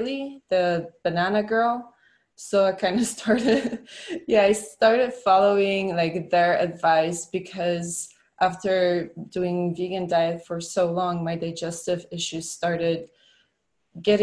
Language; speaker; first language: English; non-native, fluent; Polish